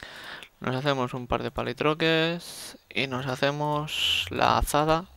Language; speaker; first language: Spanish; native; Spanish